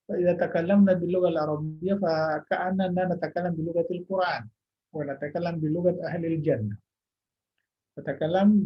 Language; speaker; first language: Arabic; non-native, fluent; Indonesian